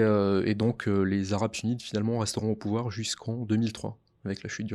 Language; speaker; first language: French; native; French